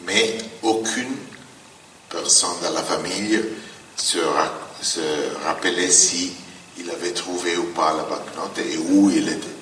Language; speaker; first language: French; non-native, fluent; Italian